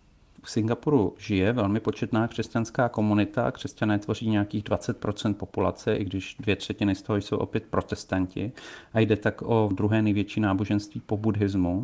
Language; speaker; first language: Czech; native; Czech